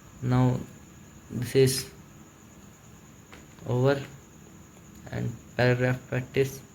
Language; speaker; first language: English; non-native, learner; Hindi